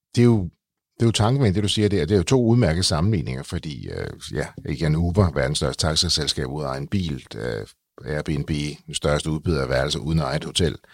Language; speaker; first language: Danish; native; Danish